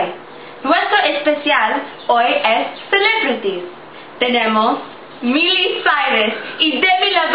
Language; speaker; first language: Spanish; non-native, learner; English